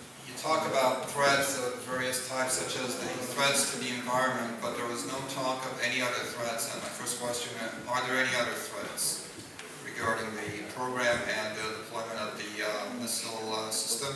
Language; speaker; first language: English; non-native, fluent; Romanian